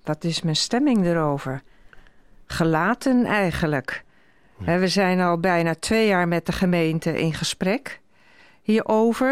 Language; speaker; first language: Dutch; native; Dutch